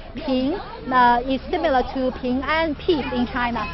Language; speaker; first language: English; non-native, fluent; Chinese